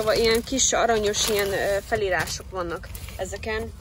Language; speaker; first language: Hungarian; non-native, fluent; English